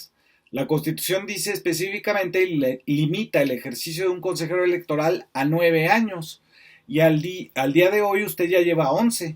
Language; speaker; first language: Spanish; native; Spanish